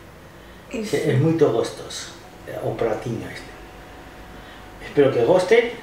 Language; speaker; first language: Portuguese; non-native, fluent; Spanish